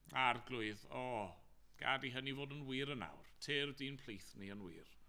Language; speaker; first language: Welsh; native; Welsh